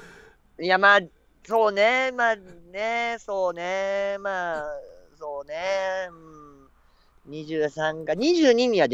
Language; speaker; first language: Japanese; native; Japanese